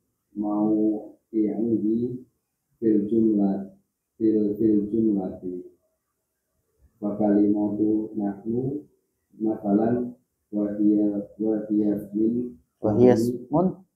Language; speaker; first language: Arabic; non-native, learner; Indonesian